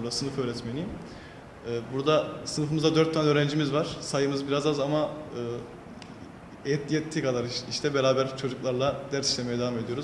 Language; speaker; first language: Turkish; native; Turkish